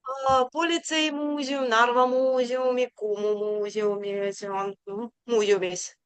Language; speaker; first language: Estonian; non-native, learner; Russian